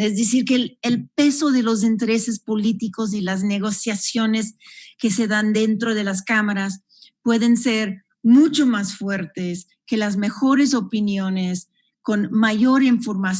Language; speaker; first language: Spanish; non-native, fluent; English